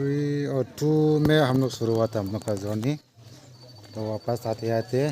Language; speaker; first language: Hindi; non-native, local second language; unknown